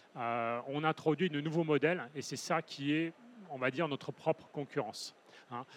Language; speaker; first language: French; native; French